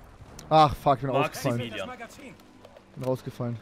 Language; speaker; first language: German; native; German